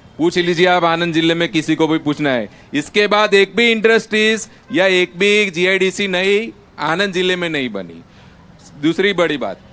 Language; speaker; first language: Hindi; non-native, local second language; Gujarati